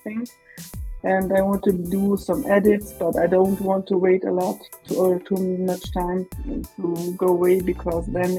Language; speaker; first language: English; non-native, fluent; Swiss German